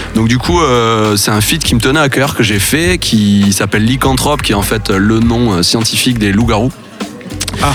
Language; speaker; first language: French; native; French